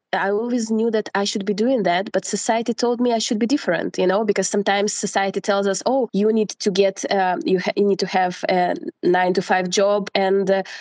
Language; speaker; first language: English; non-native, fluent; Russian